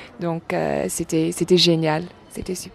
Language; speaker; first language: French; non-native, fluent; English